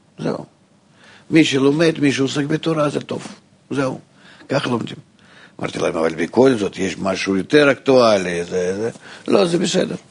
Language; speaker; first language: Hebrew; non-native, fluent; Russian